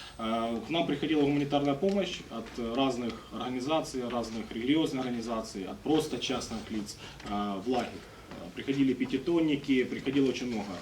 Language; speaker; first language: Russian; native; Russian